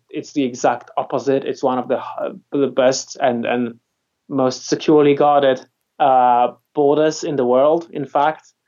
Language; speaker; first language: English; non-native, fluent; Polish